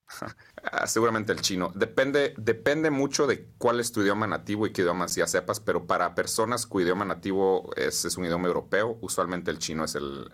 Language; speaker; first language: Spanish; native; Spanish